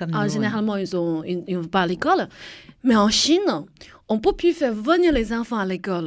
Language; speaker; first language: French; non-native, fluent; Chinese